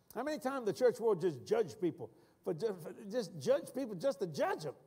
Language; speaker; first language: English; native; English